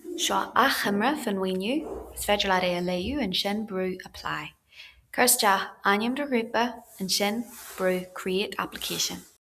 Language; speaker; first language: Irish; native; Irish